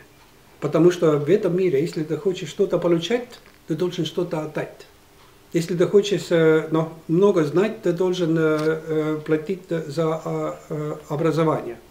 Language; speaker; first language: Russian; non-native, fluent; Estonian